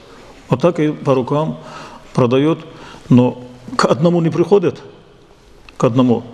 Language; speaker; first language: Russian; non-native, local second language; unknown